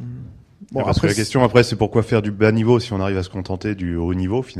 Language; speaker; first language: French; native; French